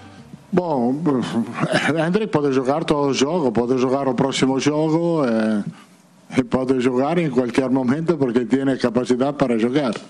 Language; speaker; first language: Portuguese; non-native, fluent; Italian